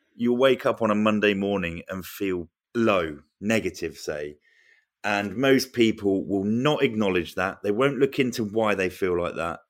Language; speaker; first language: English; native; English